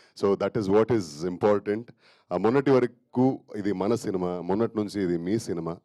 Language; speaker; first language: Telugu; native; Telugu